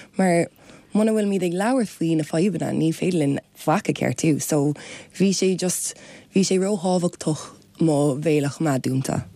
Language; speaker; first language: Irish; non-native, local second language; English